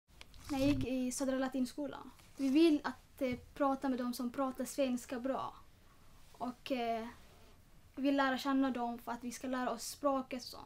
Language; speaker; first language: Swedish; non-native, learner; Tigrinya